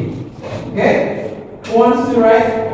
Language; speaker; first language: English; non-native, learner; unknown